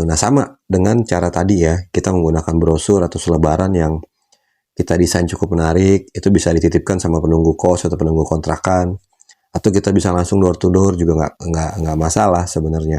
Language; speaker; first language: Indonesian; native; Indonesian